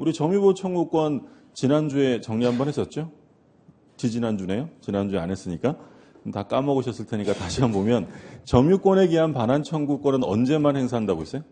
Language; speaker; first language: Korean; native; Korean